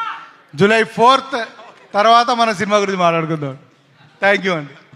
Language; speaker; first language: Telugu; native; Telugu